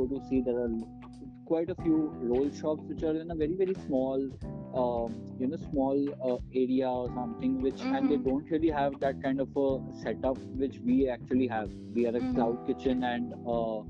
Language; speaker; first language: English; non-native, local second language; Bangla